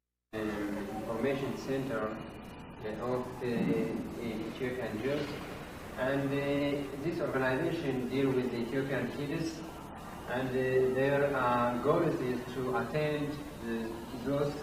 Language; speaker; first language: English; non-native, fluent; Amharic